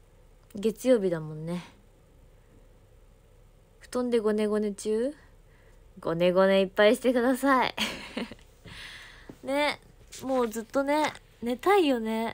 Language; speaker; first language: Japanese; native; Japanese